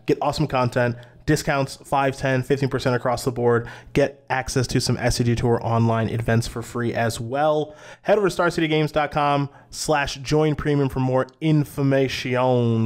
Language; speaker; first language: English; native; English